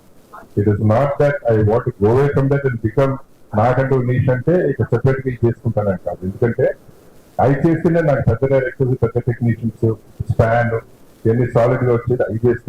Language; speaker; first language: Telugu; native; Telugu